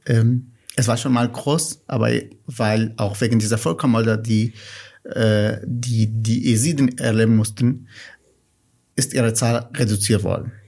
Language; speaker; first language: German; non-native, fluent; Kurdish